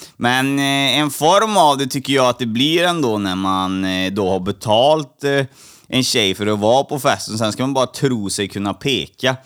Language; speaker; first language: Swedish; native; Swedish